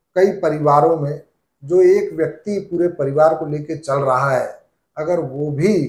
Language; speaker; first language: Hindi; native; Hindi